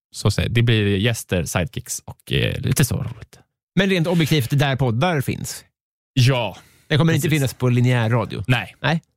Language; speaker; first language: Swedish; native; Swedish